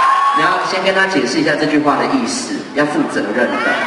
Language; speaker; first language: Chinese; native; Chinese